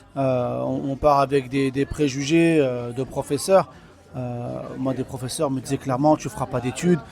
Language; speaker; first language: French; early bilingual, other home language; Kabyle